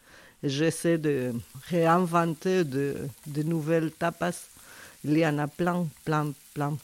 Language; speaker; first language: French; non-native, fluent; Spanish